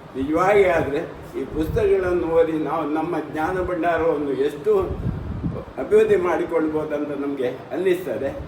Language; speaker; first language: Kannada; non-native, local second language; Konkani